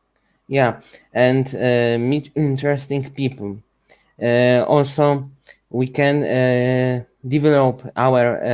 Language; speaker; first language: English; non-native, learner; Ukrainian